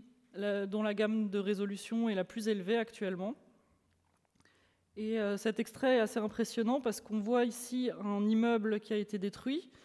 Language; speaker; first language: French; native; French